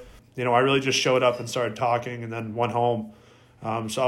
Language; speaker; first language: English; native; English